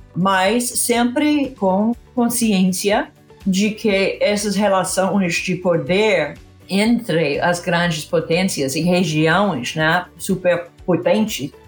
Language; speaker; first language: Portuguese; non-native, fluent; English